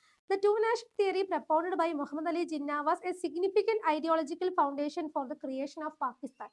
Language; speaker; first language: English; non-native, local second language; Malayalam